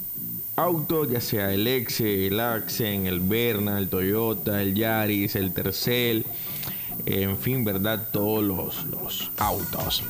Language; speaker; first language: Spanish; native; Spanish